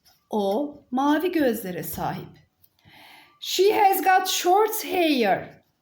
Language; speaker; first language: English; non-native, fluent; Turkish